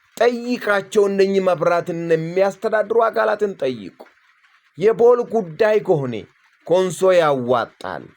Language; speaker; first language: Amharic; non-native, local second language; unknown